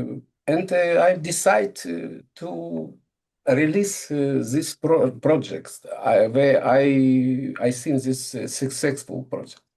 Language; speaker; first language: English; non-native, learner; Russian